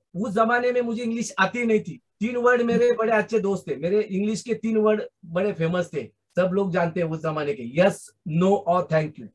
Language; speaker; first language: Hindi; non-native, local second language; Marathi